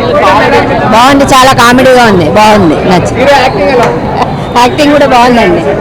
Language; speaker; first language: Telugu; native; Telugu